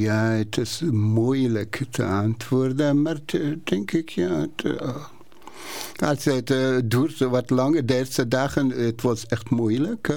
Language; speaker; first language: Dutch; non-native, learner; Persian